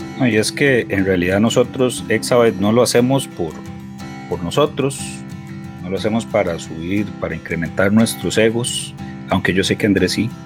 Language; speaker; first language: Spanish; native; Spanish